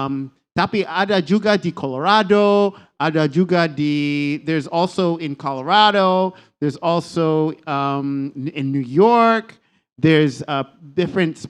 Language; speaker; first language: Indonesian; non-native, learner; English